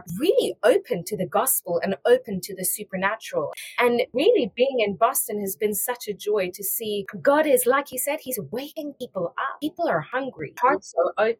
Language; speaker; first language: English; native; English